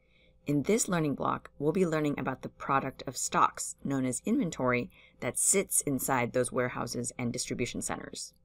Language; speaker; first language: English; native; English